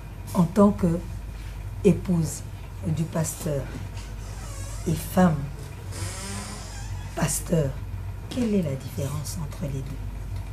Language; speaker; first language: French; non-native, local second language; Lingala